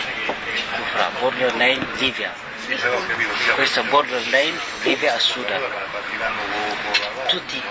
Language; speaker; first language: Italian; non-native, learner; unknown